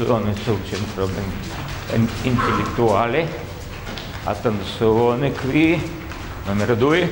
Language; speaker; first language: Italian; non-native, learner; Russian